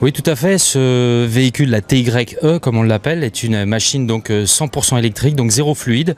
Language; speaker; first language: French; native; French